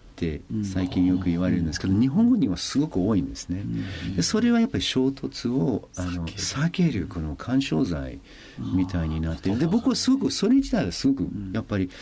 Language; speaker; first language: Japanese; non-native, fluent; English